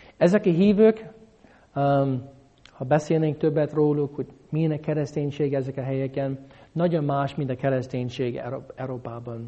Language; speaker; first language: Hungarian; non-native, fluent; English